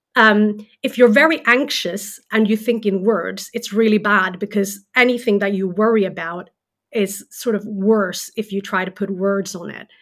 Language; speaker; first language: English; non-native, fluent; Swedish